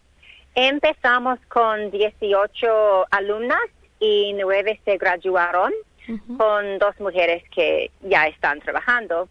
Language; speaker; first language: Spanish; non-native, learner; English